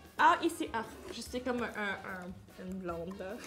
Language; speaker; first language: French; non-native, fluent; English